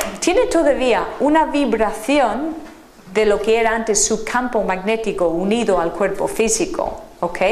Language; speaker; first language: Spanish; non-native, fluent; English